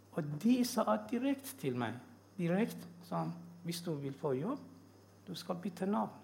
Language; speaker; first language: Norwegian; non-native, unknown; Persian